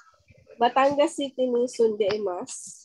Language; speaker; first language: Japanese; non-native, learner; Filipino